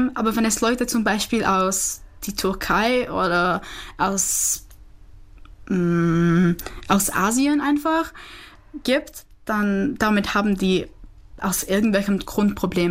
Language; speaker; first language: German; non-native, fluent; Czech